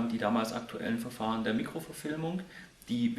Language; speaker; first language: German; native; German